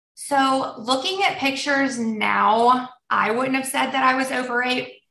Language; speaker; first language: English; early bilingual, other home language; Polish